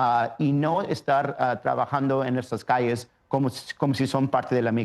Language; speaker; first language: Spanish; early bilingual, heritage; Spanish